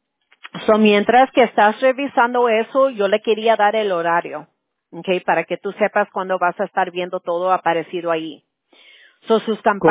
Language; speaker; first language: Spanish; early bilingual, heritage; Spanish